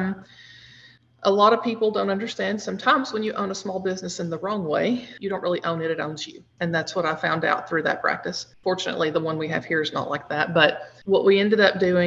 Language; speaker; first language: English; native; English